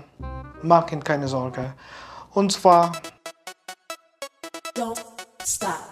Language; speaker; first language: German; non-native, learner; Filipino